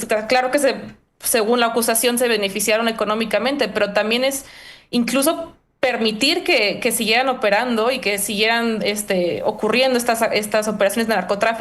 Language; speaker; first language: Spanish; native; Spanish